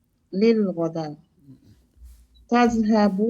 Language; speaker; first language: Arabic; non-native, learner; Indonesian